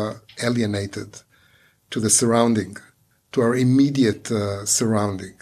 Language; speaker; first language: English; non-native, fluent; Hebrew